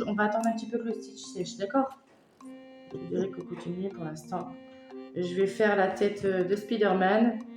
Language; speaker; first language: French; native; French